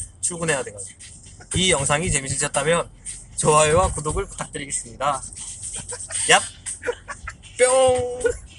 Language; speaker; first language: Korean; native; Korean